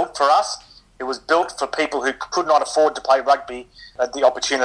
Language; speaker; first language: English; native; English